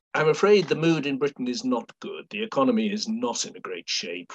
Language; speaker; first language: English; native; English